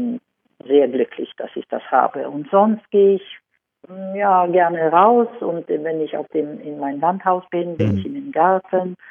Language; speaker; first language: German; non-native, fluent; Swedish